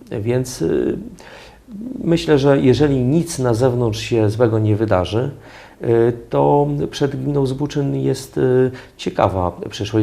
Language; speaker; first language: Polish; native; Polish